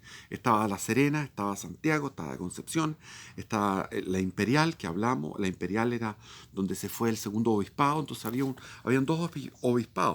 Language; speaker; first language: Spanish; native; Spanish